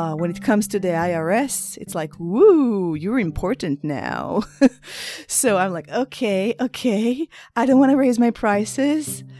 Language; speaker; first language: English; non-native, fluent; Hebrew